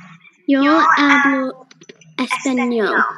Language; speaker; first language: Spanish; non-native, learner; English